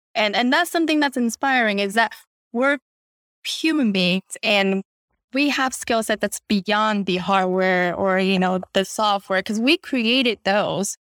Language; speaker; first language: English; non-native, fluent; Chinese